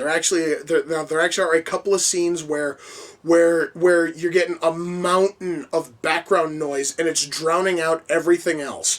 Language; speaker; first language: English; native; English